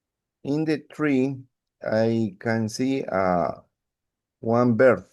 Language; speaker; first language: English; non-native, learner; Spanish